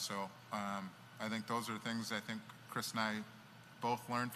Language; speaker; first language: English; native; English